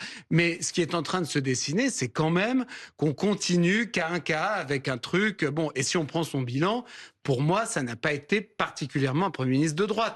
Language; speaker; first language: French; native; French